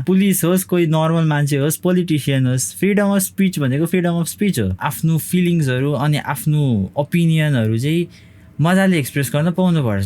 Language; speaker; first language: Nepali; native; Nepali